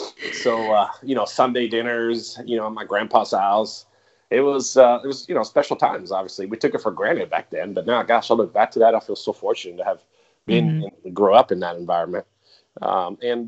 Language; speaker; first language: English; non-native, fluent; Italian